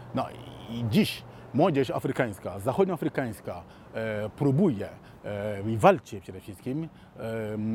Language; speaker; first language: Polish; non-native, fluent; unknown